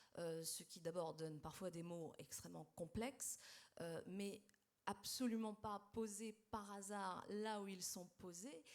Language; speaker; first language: French; native; French